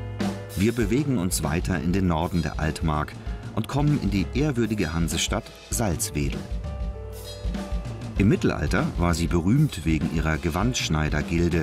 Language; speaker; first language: German; native; German